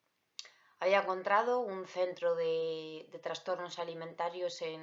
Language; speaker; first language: Spanish; native; Spanish